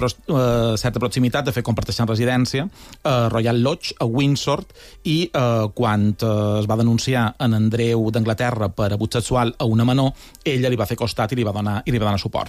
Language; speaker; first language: Catalan; native; Catalan